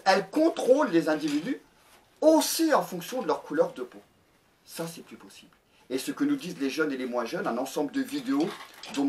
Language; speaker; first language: French; native; French